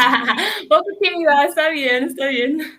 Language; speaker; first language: Spanish; non-native, learner; English